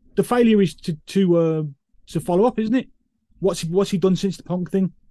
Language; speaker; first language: English; native; English